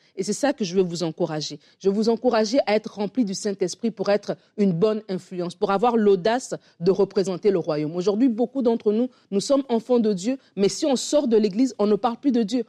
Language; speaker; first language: French; native; French